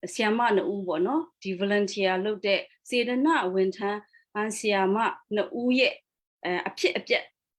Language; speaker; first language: Burmese; non-native, local second language; Kachin